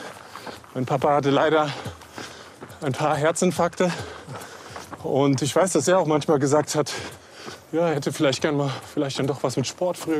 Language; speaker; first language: German; native; German